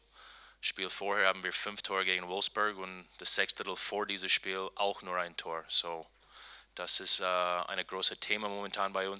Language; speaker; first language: German; non-native, learner; English